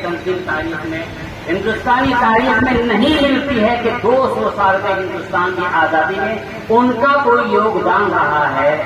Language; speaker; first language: Urdu; native; Urdu